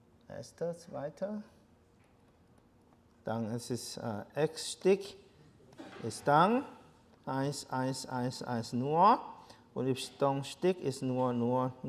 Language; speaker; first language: German; non-native, learner; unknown